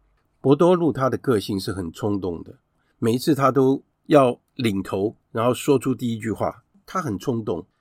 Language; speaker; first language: Chinese; native; Chinese